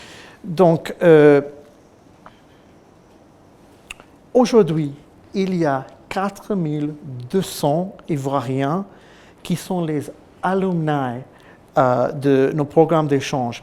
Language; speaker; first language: French; non-native, fluent; English